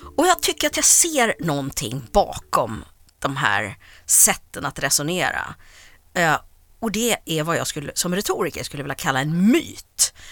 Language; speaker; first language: Swedish; native; Swedish